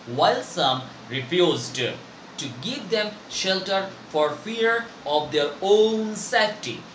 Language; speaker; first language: English; non-native, local second language; Bangla